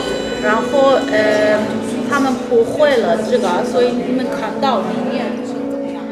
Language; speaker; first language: Chinese; non-native, learner; Persian